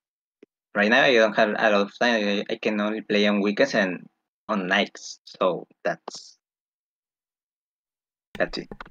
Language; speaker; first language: English; non-native, fluent; Spanish